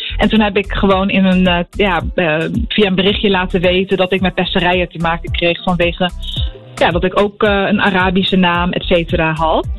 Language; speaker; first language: Dutch; early bilingual, other home language; Arabic